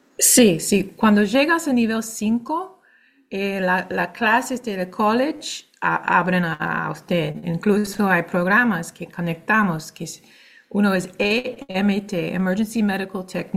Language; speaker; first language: Spanish; non-native, fluent; English